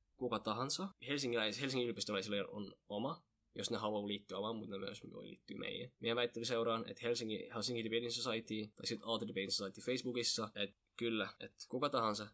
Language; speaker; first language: Finnish; early bilingual, other home language; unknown